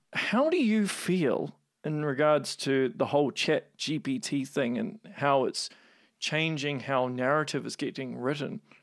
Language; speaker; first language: English; native; English